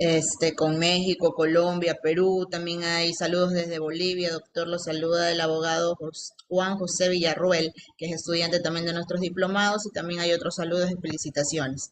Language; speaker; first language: Spanish; native; Spanish